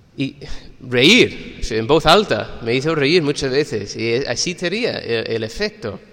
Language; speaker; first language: Spanish; non-native, fluent; English